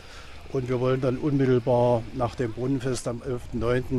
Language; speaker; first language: German; native; German